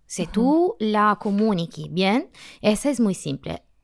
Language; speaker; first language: Spanish; non-native, learner; Italian